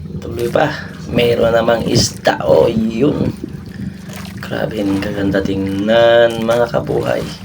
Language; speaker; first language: Filipino; non-native, local second language; Cebuano